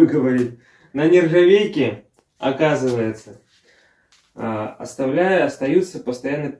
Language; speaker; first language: Russian; native; Russian